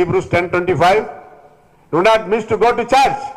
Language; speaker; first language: English; non-native, local second language; Tamil